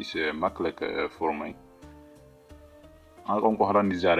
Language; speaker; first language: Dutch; non-native, fluent; Tigrinya